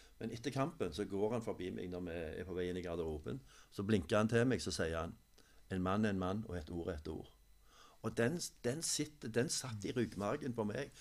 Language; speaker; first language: Norwegian; native; Norwegian